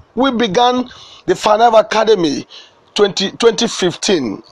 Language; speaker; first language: English; non-native, local second language; Igbo